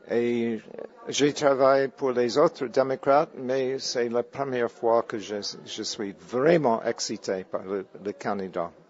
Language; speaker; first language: French; non-native, fluent; English